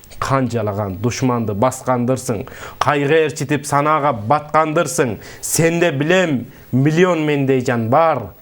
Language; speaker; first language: Kyrgyz; early bilingual, heritage; Kyrgyz